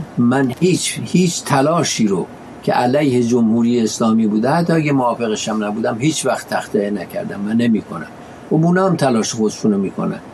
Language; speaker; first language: Persian; non-native, local second language; Central Kurdish